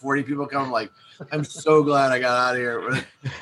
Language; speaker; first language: English; native; English